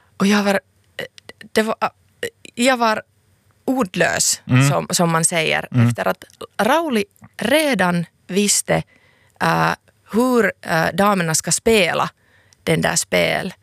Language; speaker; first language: Swedish; non-native, local second language; Finnish